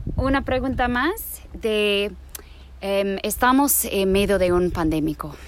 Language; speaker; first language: Spanish; non-native, fluent; English